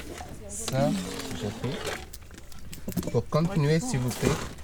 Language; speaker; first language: French; non-native, learner; Persian